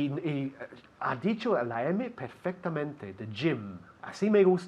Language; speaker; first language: Spanish; non-native, fluent; English